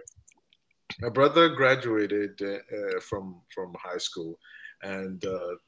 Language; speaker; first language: English; non-native, local second language; Igbo